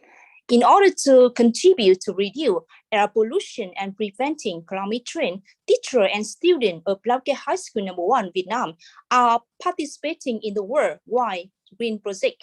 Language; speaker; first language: English; non-native, fluent; Vietnamese